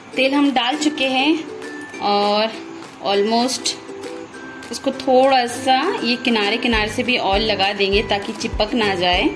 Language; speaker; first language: Hindi; non-native, local second language; Bangla